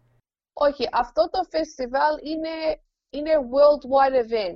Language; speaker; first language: Greek; early bilingual, heritage; English